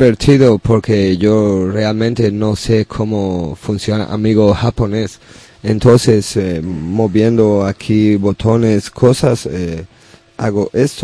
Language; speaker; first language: Spanish; non-native, learner; English